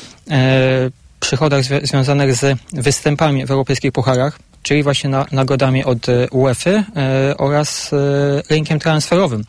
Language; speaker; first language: Polish; native; Polish